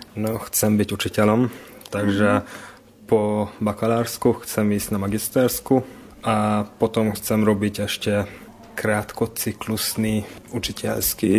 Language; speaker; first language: Slovak; non-native, local second language; Hungarian